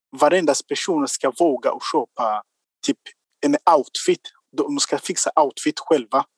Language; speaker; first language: Swedish; non-native, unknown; Kinyarwanda